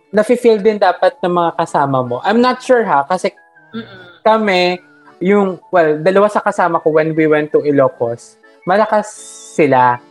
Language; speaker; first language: Filipino; native; Filipino